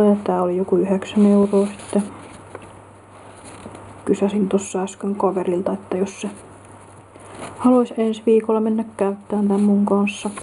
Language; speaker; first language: Finnish; native; Finnish